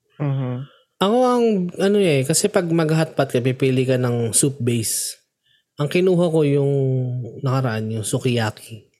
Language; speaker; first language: Filipino; native; Filipino